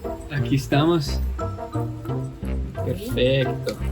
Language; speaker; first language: Spanish; non-native, learner; English